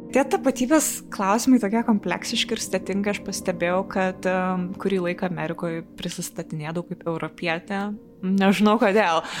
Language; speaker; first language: Lithuanian; native; Lithuanian